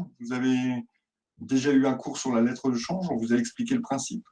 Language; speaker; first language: French; native; French